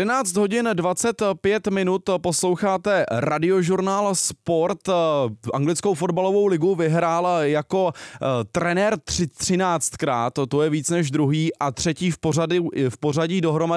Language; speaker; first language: Czech; native; Czech